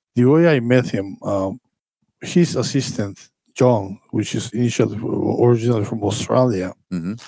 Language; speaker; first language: English; non-native, fluent; Georgian